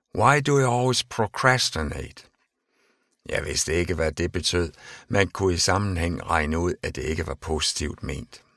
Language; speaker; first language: Danish; native; Danish